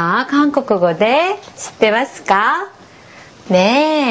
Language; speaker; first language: Japanese; non-native, fluent; Korean